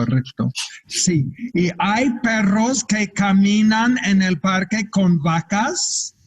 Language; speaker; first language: Spanish; non-native, fluent; English